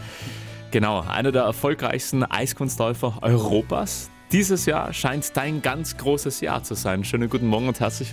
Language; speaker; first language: German; native; German